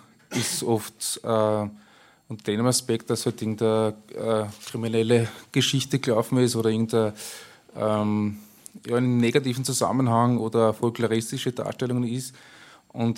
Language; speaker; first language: German; native; German